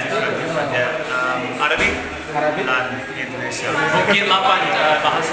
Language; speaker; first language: Indonesian; non-native, learner; Bosnian